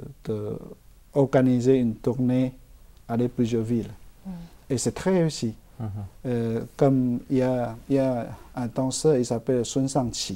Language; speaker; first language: French; non-native, fluent; Chinese